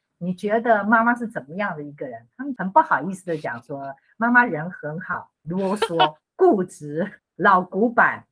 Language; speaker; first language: Chinese; native; Chinese